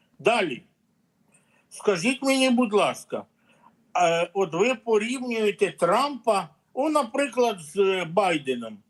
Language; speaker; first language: Ukrainian; native; Ukrainian